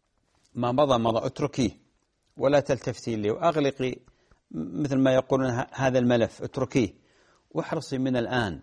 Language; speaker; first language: Arabic; native; Arabic